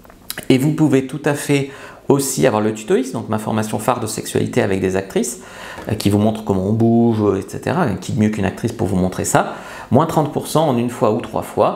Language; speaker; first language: French; native; French